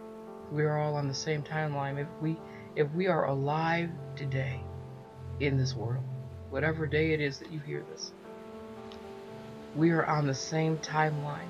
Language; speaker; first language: English; native; English